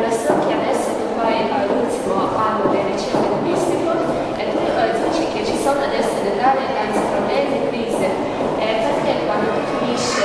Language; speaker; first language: Italian; non-native, learner; Russian